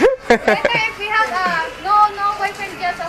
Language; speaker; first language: English; non-native, learner; Cebuano